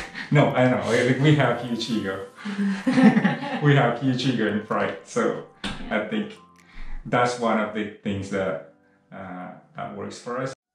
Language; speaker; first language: English; non-native, fluent; Indonesian